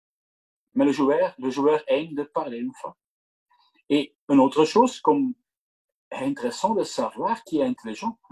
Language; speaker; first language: French; non-native, local second language; Dutch